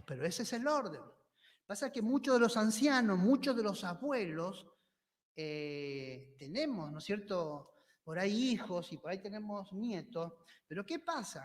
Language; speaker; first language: Spanish; native; Spanish